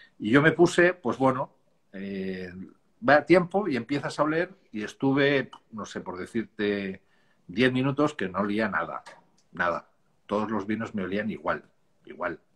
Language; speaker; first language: Spanish; native; Spanish